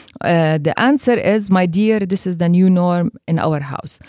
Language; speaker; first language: English; non-native, fluent; Arabic